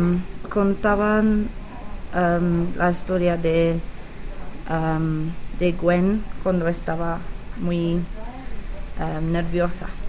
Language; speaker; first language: Spanish; non-native, learner; English